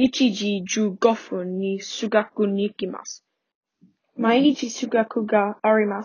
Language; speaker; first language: Japanese; non-native, learner; English